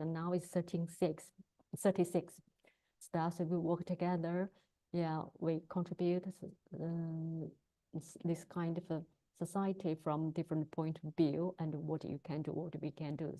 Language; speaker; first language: English; non-native, learner; Chinese